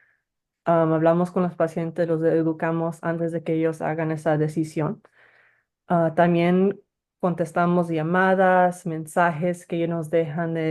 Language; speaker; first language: Spanish; early bilingual, heritage; Spanish